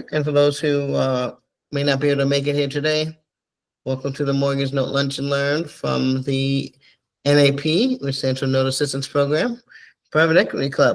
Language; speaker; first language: English; native; English